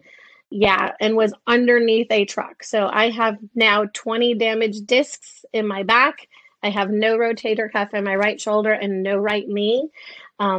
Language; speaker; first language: English; native; English